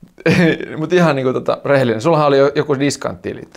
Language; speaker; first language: Finnish; native; Finnish